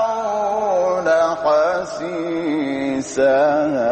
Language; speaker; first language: Arabic; native; Arabic